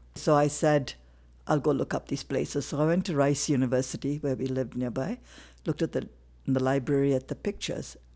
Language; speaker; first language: English; non-native, local second language; Tamil